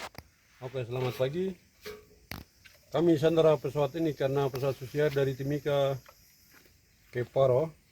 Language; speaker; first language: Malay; non-native, local second language; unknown